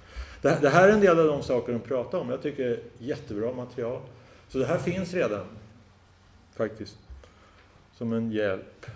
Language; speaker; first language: Swedish; native; Swedish